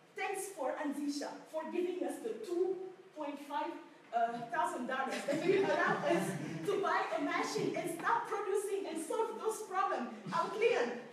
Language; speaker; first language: English; non-native, fluent; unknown